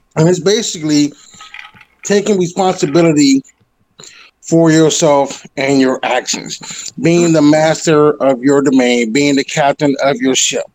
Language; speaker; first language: English; native; English